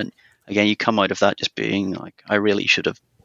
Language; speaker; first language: English; native; English